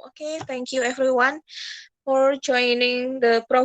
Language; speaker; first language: English; non-native, fluent; Indonesian